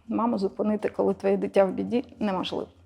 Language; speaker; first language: Ukrainian; non-native, local second language; Russian